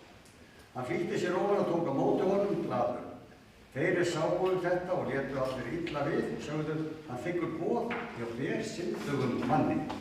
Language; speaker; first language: Icelandic; native; Icelandic